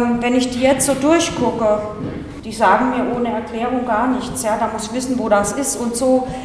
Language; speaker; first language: German; native; German